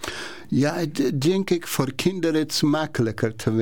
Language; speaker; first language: Dutch; non-native, learner; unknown